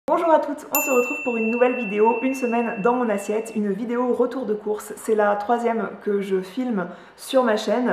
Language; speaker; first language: French; native; French